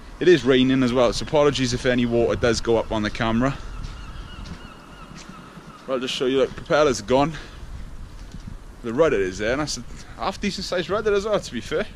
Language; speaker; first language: English; native; English